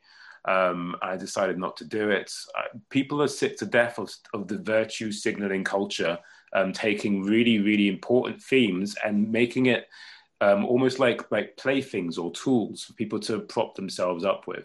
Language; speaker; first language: English; native; English